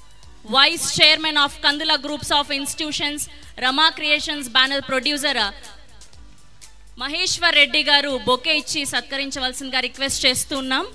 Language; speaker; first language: Telugu; native; Telugu